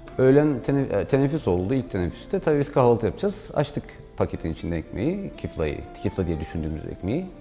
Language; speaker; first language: Turkish; native; Turkish